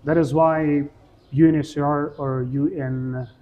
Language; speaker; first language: English; non-native, fluent; Persian